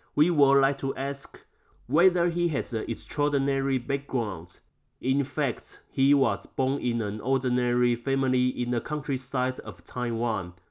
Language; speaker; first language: English; non-native, fluent; Chinese